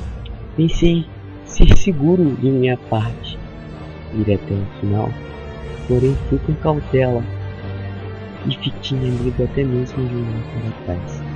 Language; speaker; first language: Portuguese; native; Portuguese